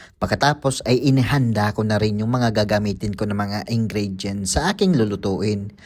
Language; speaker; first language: Filipino; native; Filipino